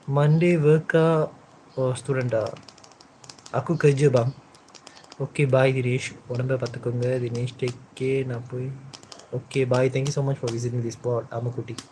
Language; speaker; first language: Tamil; early bilingual, heritage; Tamil